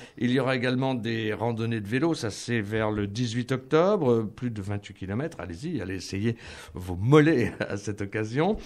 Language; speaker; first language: French; native; French